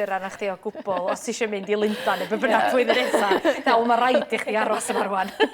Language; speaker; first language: Welsh; native; Welsh